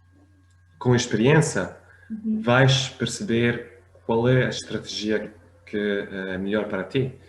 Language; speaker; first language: Portuguese; non-native, fluent; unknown